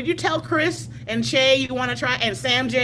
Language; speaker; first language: English; native; English